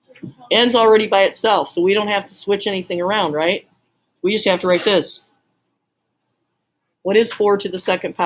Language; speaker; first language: English; native; English